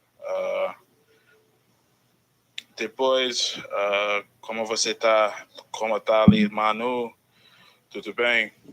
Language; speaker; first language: Portuguese; non-native, learner; English